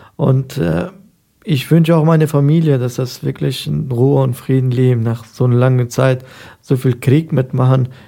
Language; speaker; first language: German; non-native, fluent; Persian